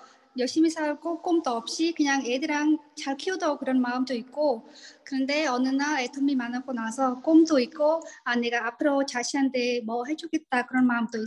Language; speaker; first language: Korean; non-native, learner; Khmer